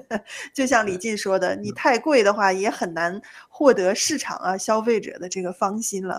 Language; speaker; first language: Chinese; native; Chinese